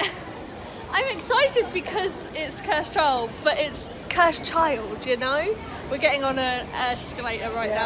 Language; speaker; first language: English; native; English